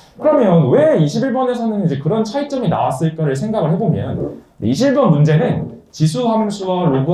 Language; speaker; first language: Korean; native; Korean